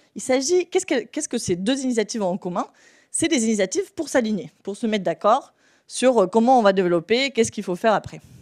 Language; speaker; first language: French; non-native, fluent; Spanish